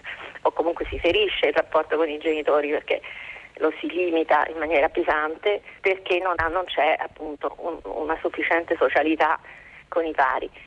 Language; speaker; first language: Italian; native; Italian